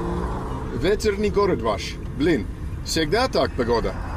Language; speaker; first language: Russian; non-native, learner; English